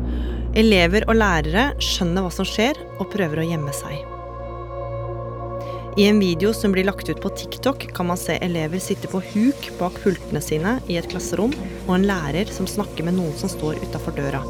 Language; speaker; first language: Norwegian; native; Norwegian